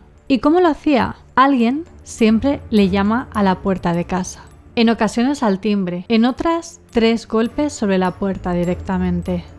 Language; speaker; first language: Spanish; native; Spanish